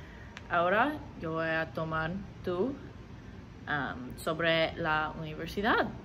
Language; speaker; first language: Spanish; non-native, learner; English